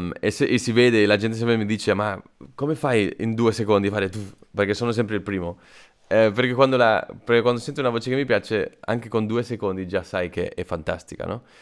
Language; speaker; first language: Italian; non-native, fluent; Spanish